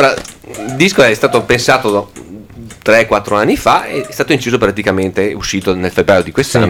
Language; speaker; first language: Italian; native; Italian